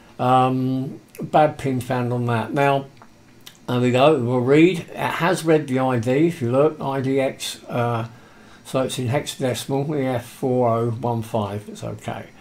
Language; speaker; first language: English; native; English